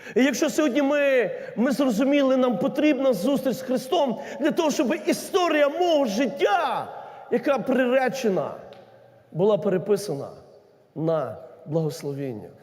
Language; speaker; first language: Ukrainian; native; Ukrainian